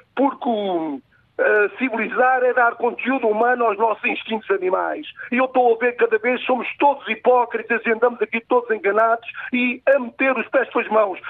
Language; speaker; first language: Portuguese; native; Portuguese